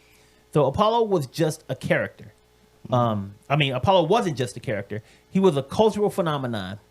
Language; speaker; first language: English; native; English